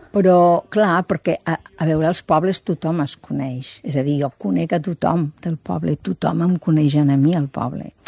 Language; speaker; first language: Catalan; native; Catalan